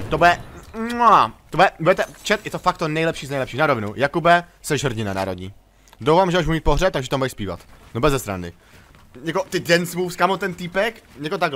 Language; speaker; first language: Czech; native; Czech